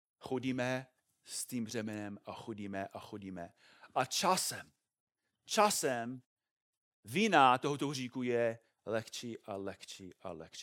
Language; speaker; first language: Czech; non-native, fluent; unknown